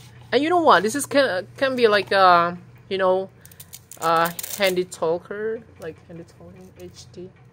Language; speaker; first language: English; non-native, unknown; Indonesian